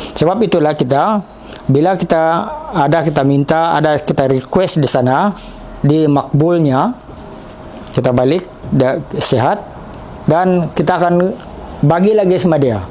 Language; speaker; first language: Malay; non-native, local second language; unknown